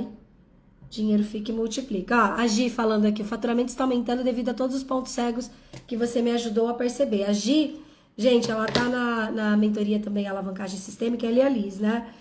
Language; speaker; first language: Portuguese; native; Portuguese